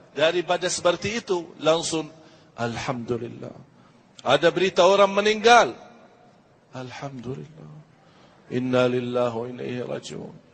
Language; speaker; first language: Malay; non-native, fluent; Arabic